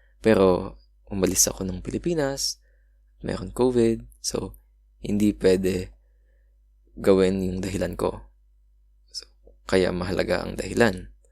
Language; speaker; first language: Filipino; native; Filipino